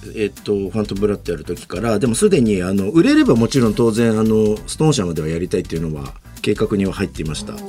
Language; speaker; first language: Japanese; native; Japanese